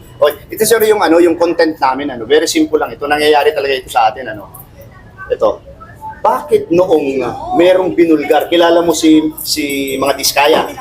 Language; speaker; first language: Filipino; native; Filipino